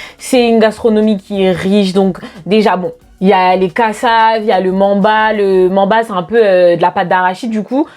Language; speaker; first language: French; native; French